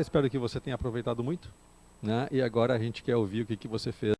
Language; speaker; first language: Portuguese; native; Portuguese